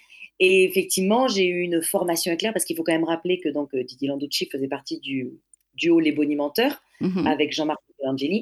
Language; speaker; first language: French; native; French